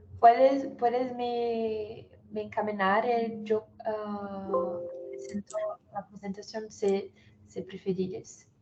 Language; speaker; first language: Spanish; non-native, learner; Portuguese